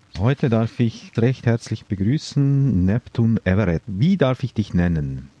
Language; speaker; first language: German; native; German